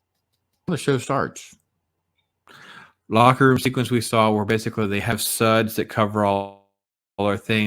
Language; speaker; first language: English; native; English